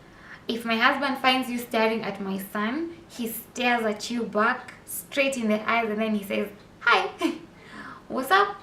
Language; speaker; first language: English; non-native, local second language; Swahili